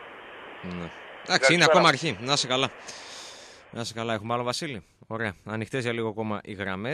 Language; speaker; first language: Greek; native; Greek